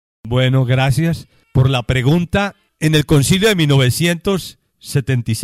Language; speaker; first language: Spanish; native; Spanish